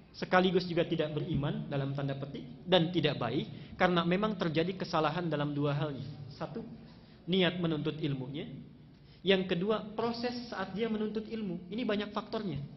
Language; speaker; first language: Indonesian; native; Indonesian